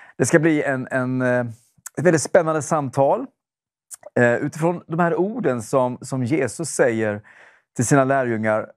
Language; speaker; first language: Swedish; native; Swedish